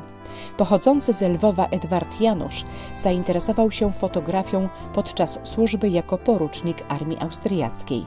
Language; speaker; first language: Polish; native; Polish